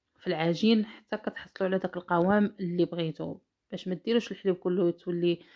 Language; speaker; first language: Arabic; native; Arabic